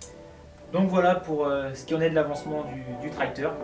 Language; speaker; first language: French; native; French